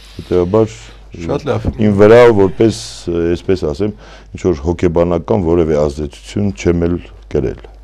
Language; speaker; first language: Armenian; native; Armenian